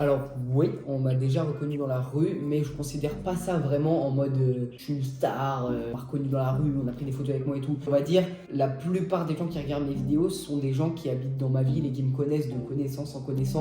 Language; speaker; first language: French; native; French